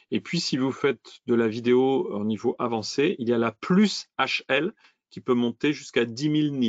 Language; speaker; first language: French; native; French